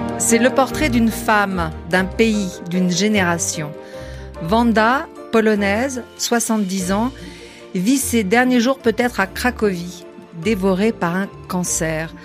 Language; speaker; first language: French; native; French